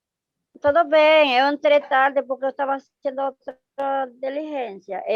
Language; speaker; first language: Portuguese; non-native, learner; Spanish